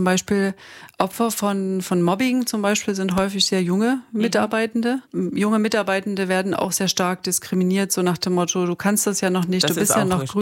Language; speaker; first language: German; native; German